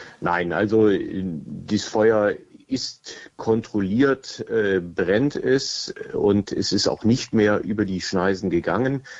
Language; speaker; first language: German; native; German